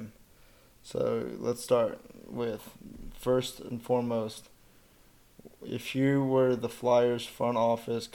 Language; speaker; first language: English; native; English